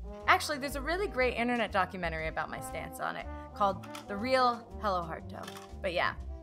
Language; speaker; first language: English; native; English